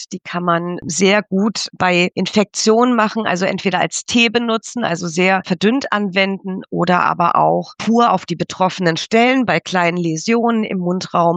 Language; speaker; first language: German; native; German